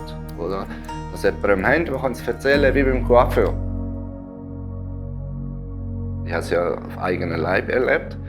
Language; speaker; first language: German; non-native, fluent; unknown